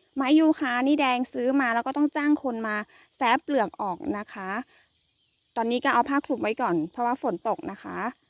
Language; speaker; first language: Thai; non-native, local second language; S'gaw Karen